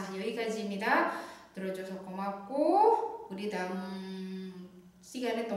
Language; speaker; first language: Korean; non-native, fluent; Indonesian